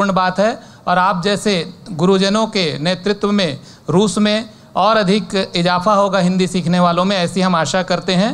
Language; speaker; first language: Hindi; native; Hindi